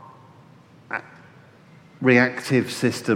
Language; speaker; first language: English; native; English